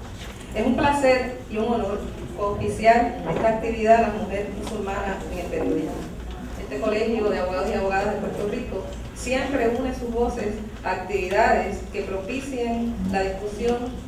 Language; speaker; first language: Spanish; native; Spanish